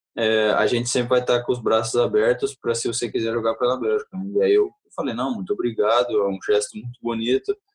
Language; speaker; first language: Portuguese; early bilingual, heritage; Portuguese